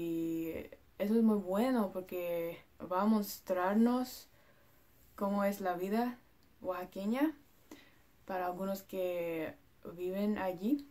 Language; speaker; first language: Spanish; non-native, learner; English